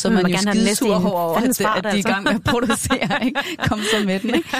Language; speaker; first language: Danish; native; Danish